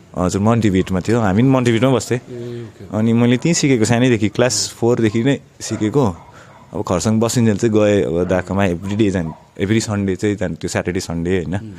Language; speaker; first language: Nepali; native; Nepali